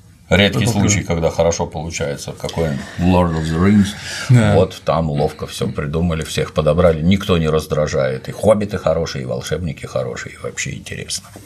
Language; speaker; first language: Russian; native; Russian